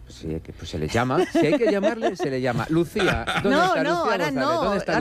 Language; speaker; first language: Spanish; native; Spanish